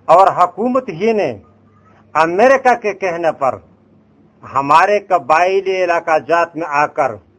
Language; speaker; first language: Urdu; non-native, local second language; Pashto